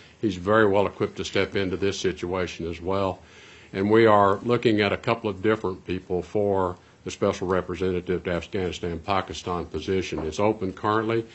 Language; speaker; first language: English; native; English